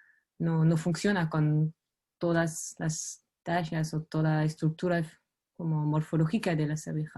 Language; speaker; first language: Spanish; non-native, fluent; French